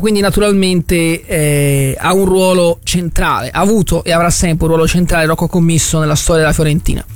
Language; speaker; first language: Italian; native; Italian